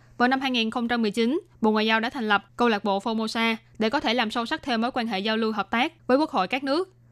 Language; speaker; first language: Vietnamese; native; Vietnamese